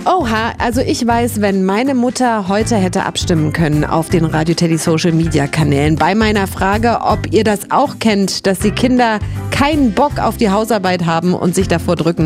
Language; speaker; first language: German; native; German